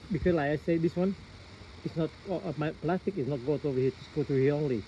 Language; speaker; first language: English; non-native, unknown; Vietnamese